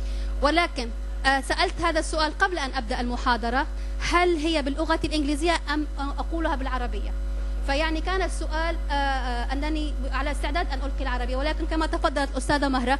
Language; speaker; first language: Arabic; native; Arabic